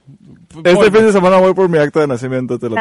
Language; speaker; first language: Spanish; native; Spanish